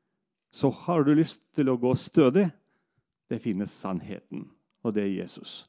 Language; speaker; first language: Norwegian; non-native, fluent; Russian